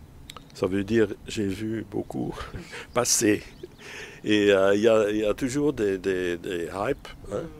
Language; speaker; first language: French; non-native, fluent; Dutch